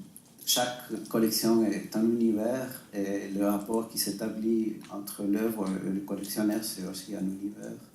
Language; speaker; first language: French; non-native, fluent; Spanish